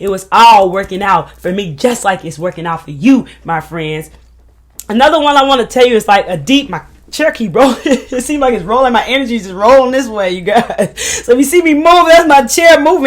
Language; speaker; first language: English; native; English